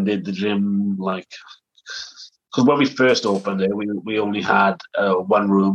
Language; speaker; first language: English; native; English